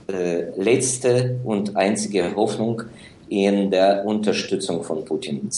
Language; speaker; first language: German; non-native, fluent; Ukrainian